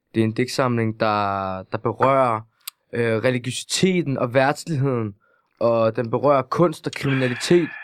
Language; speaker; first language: Danish; early bilingual, other home language; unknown